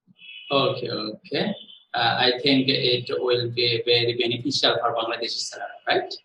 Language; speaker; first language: English; non-native, learner; Bangla